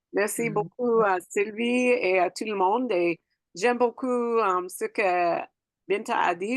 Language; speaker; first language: French; non-native, fluent; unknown